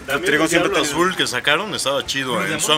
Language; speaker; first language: Spanish; native; Spanish